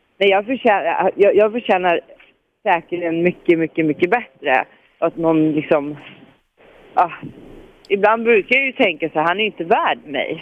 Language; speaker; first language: Swedish; native; Swedish